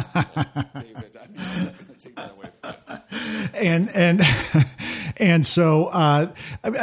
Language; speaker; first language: English; non-native, fluent; Danish